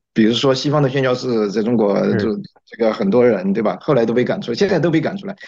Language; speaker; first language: Chinese; native; Chinese